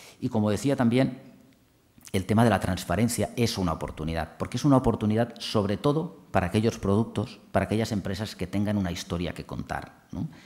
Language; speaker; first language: Spanish; non-native, local second language; Catalan